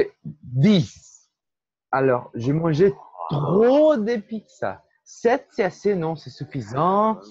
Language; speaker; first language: French; non-native, fluent; Portuguese